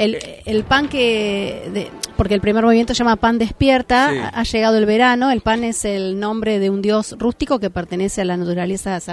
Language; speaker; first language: Spanish; native; Spanish